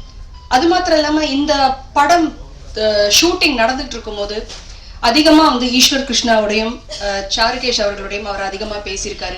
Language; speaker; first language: Tamil; native; Tamil